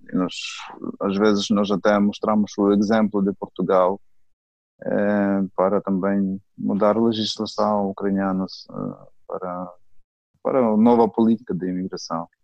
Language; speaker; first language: Portuguese; non-native, fluent; Ukrainian